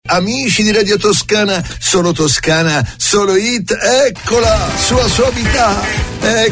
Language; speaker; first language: Italian; native; Italian